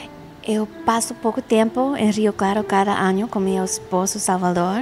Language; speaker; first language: Portuguese; non-native, learner; English